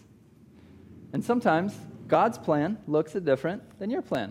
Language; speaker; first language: English; native; English